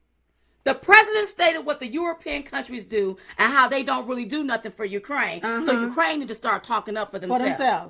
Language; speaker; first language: English; native; English